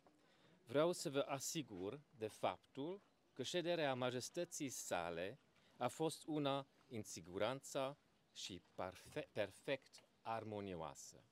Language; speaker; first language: Romanian; non-native, fluent; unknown